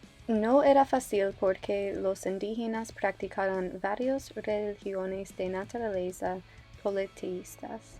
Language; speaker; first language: Spanish; non-native, learner; English